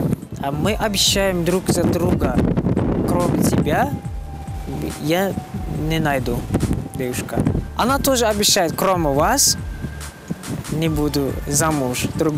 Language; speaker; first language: Russian; non-native, learner; Turkmen